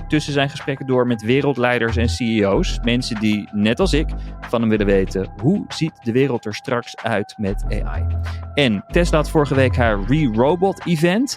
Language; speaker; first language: Dutch; native; Dutch